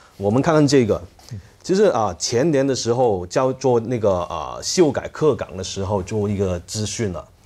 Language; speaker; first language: Chinese; non-native, fluent; Cantonese